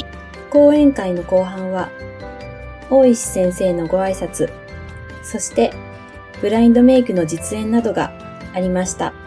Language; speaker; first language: Japanese; native; Japanese